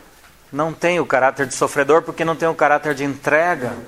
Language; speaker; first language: Portuguese; native; Portuguese